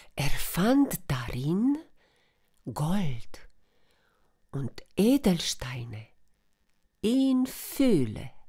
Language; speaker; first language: German; non-native, fluent; Romanian